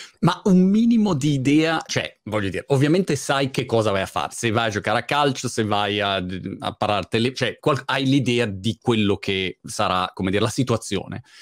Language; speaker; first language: Italian; native; Italian